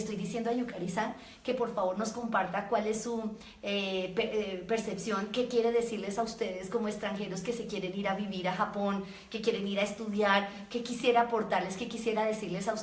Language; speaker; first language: Spanish; native; Spanish